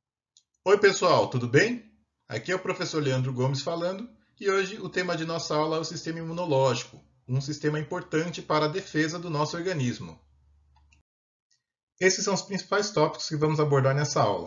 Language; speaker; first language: Portuguese; native; Portuguese